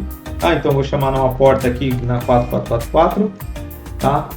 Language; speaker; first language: Portuguese; native; Portuguese